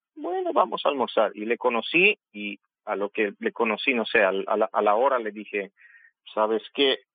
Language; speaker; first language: Spanish; non-native, fluent; Armenian